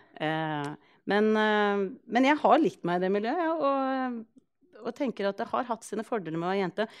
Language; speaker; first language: Norwegian; early bilingual, other home language; Icelandic